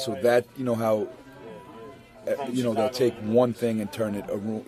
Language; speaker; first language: English; native; English